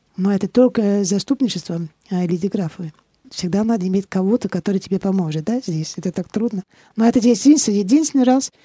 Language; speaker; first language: Russian; non-native, fluent; Dutch